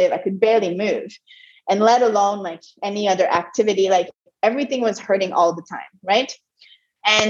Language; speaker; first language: English; non-native, fluent; French